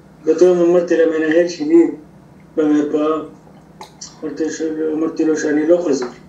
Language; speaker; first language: Hebrew; non-native, local second language; Arabic